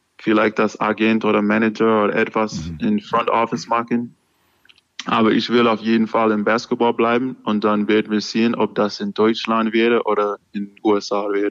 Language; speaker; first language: German; non-native, learner; English